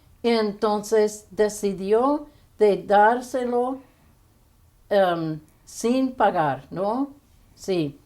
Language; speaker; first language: Spanish; non-native, fluent; English